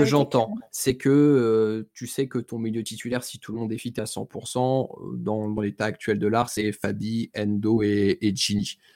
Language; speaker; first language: French; native; French